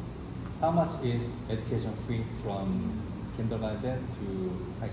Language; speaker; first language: English; non-native, learner; Korean